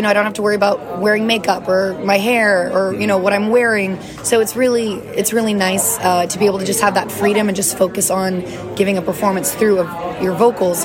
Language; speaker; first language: English; native; English